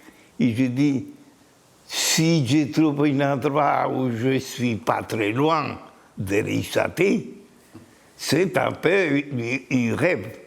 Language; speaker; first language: French; non-native, fluent; Spanish